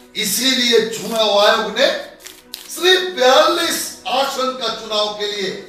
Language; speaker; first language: Hindi; non-native, local second language; Bangla